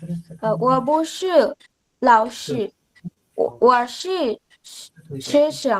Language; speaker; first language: Chinese; non-native, learner; Bangla